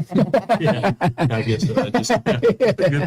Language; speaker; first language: English; native; English